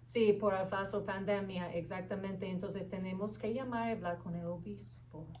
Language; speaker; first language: Spanish; non-native, fluent; English